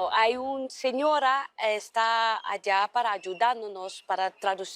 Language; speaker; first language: Spanish; early bilingual, heritage; Dutch